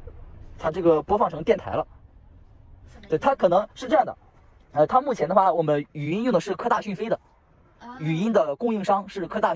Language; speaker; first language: Chinese; native; Chinese